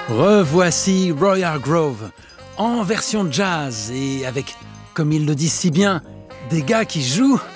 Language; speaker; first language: French; native; French